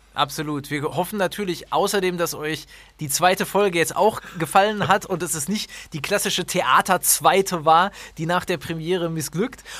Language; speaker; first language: German; native; German